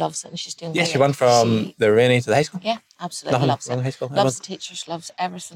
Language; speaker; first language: English; native; English